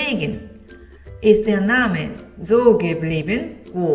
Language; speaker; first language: German; non-native, fluent; Korean